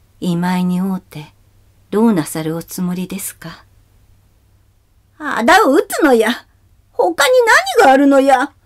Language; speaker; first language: Japanese; native; Japanese